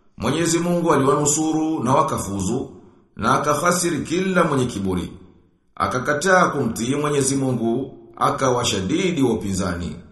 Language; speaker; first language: Swahili; native; Swahili